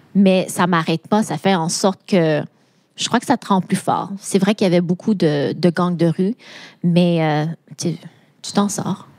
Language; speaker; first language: French; native; French